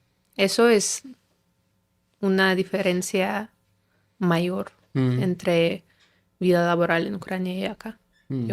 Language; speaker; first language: Spanish; non-native, fluent; Ukrainian